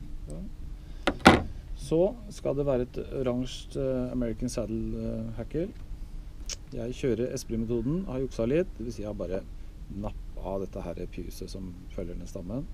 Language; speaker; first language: Norwegian; native; Norwegian